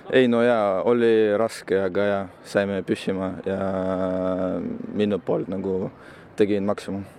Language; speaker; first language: Estonian; non-native, local second language; Russian